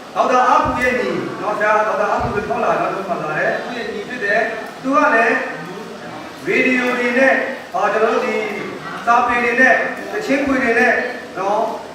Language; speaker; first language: Burmese; non-native, local second language; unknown